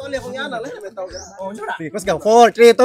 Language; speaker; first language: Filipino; non-native, local second language; Cebuano